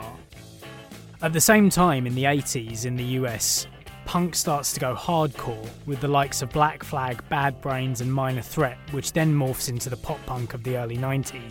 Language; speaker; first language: English; native; English